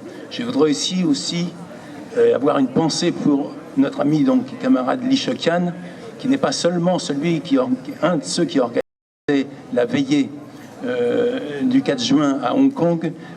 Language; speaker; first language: French; native; French